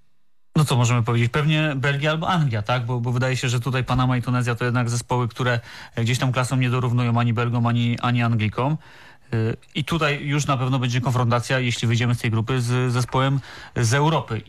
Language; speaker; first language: Polish; native; Polish